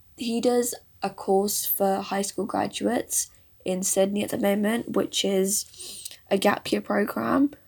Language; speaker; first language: English; early bilingual, other home language; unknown